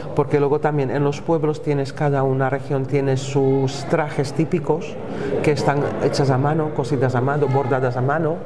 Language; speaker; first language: Spanish; non-native, fluent; Slovak